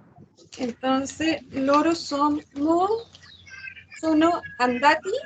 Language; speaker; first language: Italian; non-native, learner; Spanish